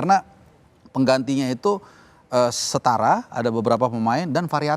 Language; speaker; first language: Indonesian; native; Indonesian